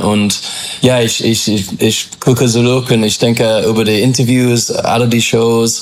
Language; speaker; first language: German; non-native, learner; English